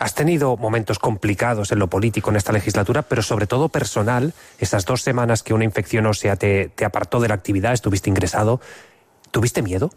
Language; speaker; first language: Spanish; native; Spanish